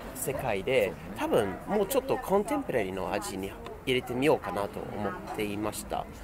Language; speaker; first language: Japanese; non-native, fluent; English